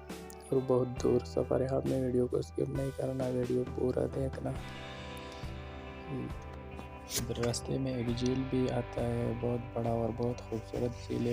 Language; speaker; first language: Hindi; non-native, local second language; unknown